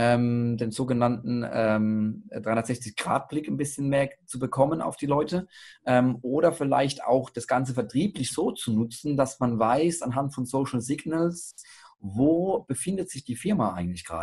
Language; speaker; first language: German; native; German